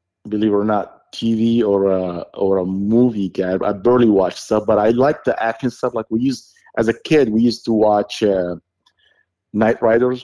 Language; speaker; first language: English; non-native, fluent; Arabic